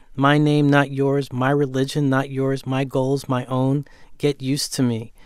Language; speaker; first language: English; native; English